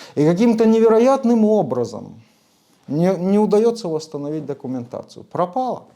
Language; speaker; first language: Russian; native; Russian